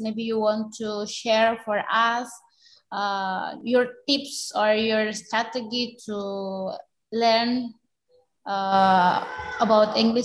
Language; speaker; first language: English; non-native, learner; Indonesian